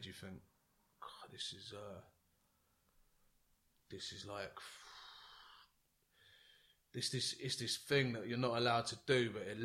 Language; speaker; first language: English; native; English